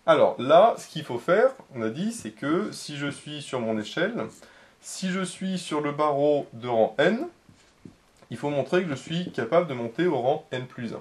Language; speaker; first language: French; native; French